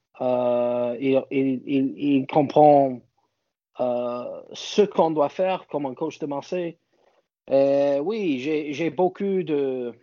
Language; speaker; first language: French; non-native, fluent; English